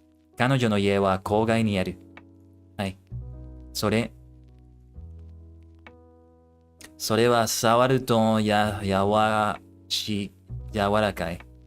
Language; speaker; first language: Japanese; non-native, learner; English